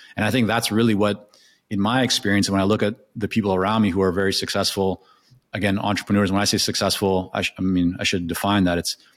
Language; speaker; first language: English; non-native, fluent; Hebrew